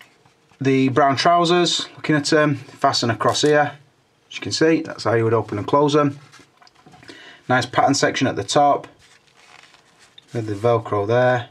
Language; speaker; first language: English; native; English